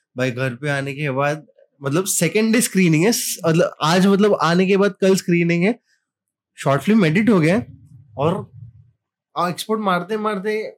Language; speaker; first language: Hindi; non-native, local second language; Marathi